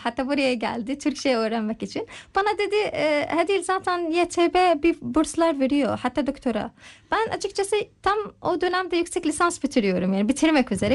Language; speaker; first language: Turkish; non-native, fluent; Arabic